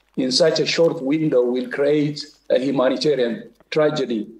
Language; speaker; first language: English; non-native, fluent; Tigrinya